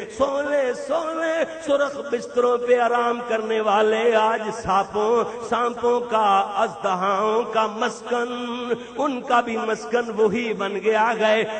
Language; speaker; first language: Urdu; non-native, local second language; Punjabi